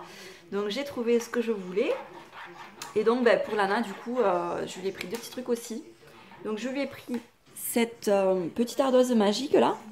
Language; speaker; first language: French; native; French